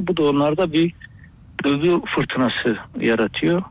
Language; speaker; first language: Turkish; native; Turkish